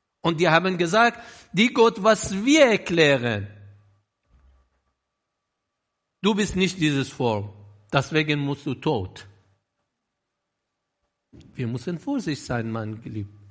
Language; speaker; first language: German; non-native, learner; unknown